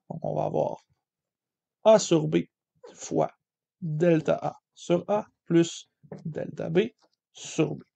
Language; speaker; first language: French; native; French